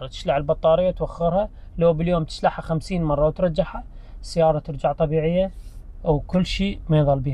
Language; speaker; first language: Arabic; native; Arabic